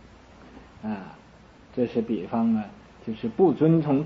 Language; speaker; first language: Chinese; native; Chinese